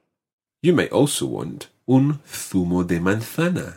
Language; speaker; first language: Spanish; non-native, fluent; English